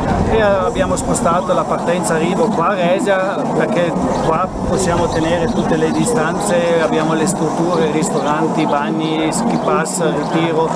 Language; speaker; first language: Italian; non-native, local second language; German